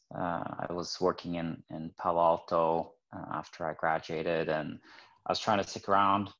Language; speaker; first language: English; non-native, fluent; Norwegian